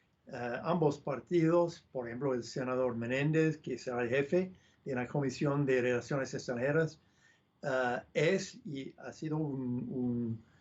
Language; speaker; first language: Spanish; non-native, fluent; English